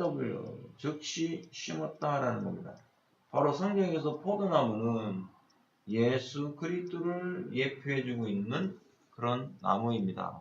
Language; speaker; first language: Korean; native; Korean